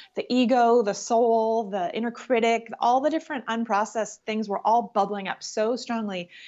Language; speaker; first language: English; native; English